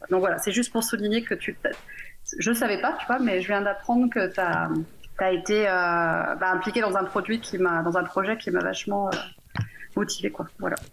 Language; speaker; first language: French; native; French